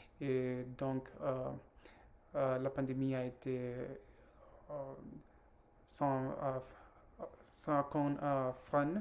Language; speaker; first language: French; non-native, learner; Spanish